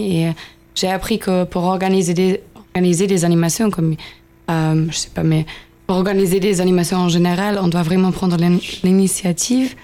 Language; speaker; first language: French; non-native, fluent; German